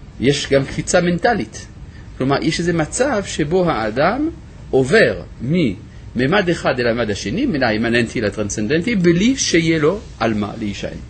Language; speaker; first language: Hebrew; non-native, fluent; French